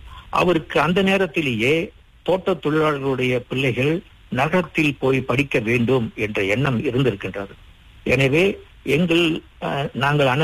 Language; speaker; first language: Tamil; early bilingual, heritage; Tamil